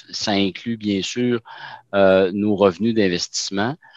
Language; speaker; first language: French; native; French